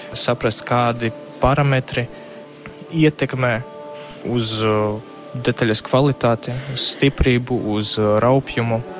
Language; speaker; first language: Latvian; non-native, local second language; Russian